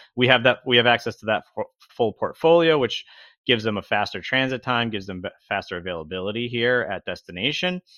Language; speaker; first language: English; native; English